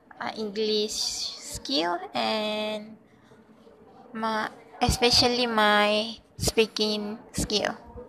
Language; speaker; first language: English; non-native, learner; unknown